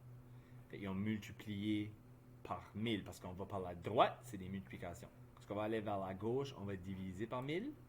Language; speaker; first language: French; native; French